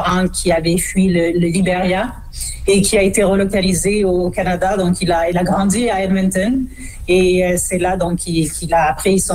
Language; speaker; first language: French; native; French